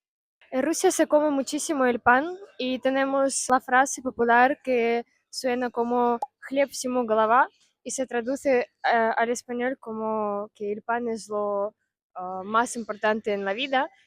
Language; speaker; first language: Spanish; non-native, fluent; Russian